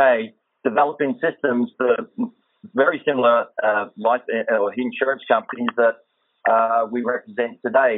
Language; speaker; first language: English; native; English